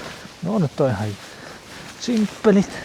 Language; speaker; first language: Finnish; native; Finnish